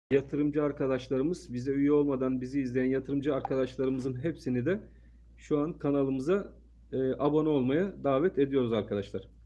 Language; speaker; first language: Turkish; native; Turkish